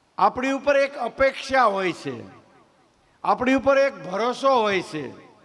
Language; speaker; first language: Gujarati; native; Gujarati